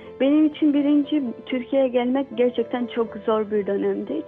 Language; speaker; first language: Turkish; non-native, learner; Albanian